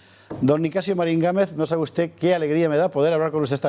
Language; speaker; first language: Spanish; native; Spanish